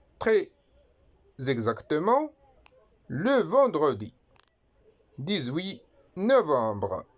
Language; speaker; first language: French; non-native, local second language; Arabic